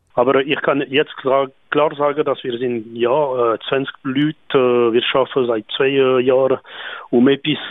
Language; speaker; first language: German; non-native, local second language; French